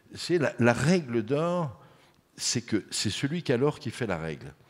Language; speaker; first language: French; native; French